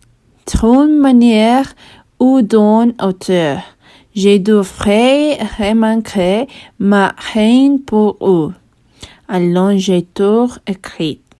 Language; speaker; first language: French; non-native, learner; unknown